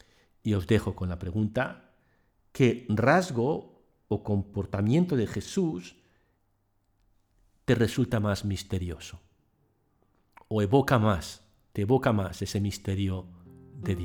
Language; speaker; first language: Spanish; native; Spanish